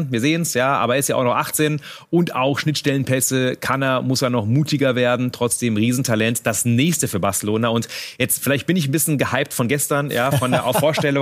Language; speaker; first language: German; native; German